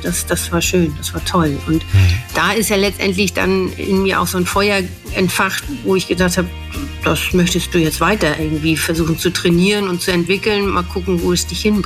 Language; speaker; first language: German; native; German